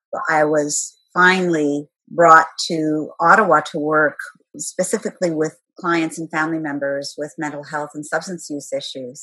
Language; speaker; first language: English; native; English